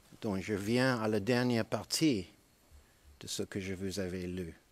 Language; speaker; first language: French; non-native, fluent; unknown